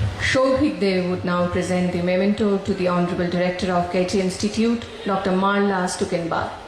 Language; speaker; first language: English; non-native, local second language; Bangla